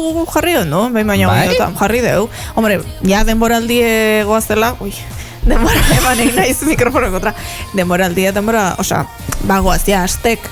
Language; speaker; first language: Basque; native; Basque